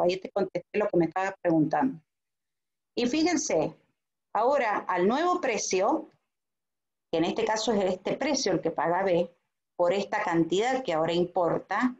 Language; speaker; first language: Spanish; native; Spanish